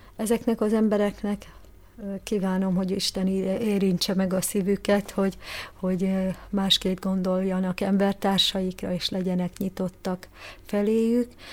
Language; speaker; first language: Hungarian; native; Hungarian